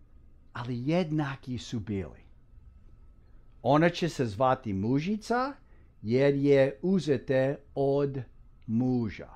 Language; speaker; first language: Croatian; early bilingual, heritage; English